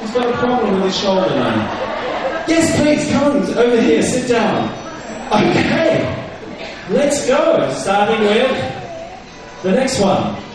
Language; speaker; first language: English; native; English